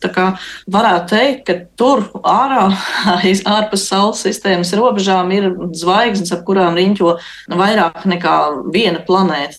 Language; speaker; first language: Latvian; native; Latvian